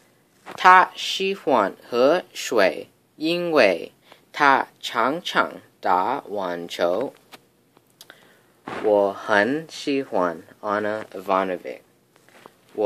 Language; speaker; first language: Chinese; non-native, learner; English